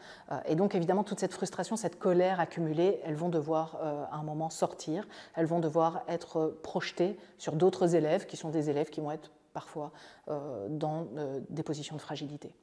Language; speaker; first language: French; native; French